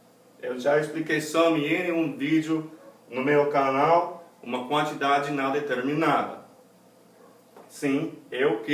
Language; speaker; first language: Portuguese; non-native, fluent; English